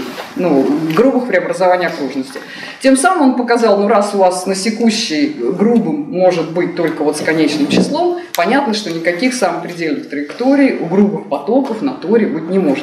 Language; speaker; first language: Russian; native; Russian